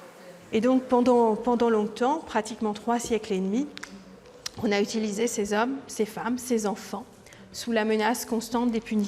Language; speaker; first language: French; native; French